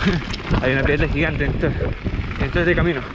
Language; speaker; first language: Spanish; native; Spanish